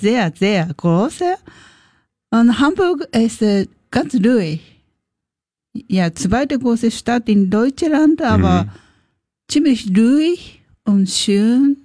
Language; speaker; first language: German; non-native, learner; Japanese